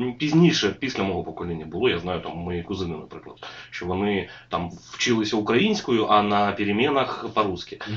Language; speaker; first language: Ukrainian; non-native, local second language; Russian